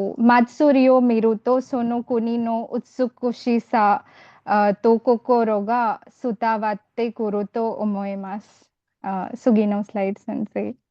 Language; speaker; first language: Japanese; non-native, learner; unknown